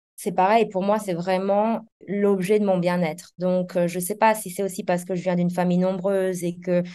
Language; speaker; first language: French; native; French